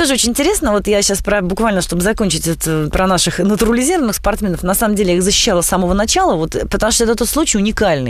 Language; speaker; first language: Russian; native; Russian